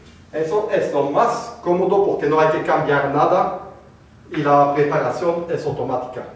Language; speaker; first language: Spanish; non-native, fluent; French